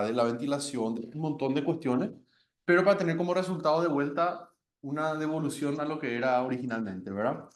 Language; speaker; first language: Spanish; native; Spanish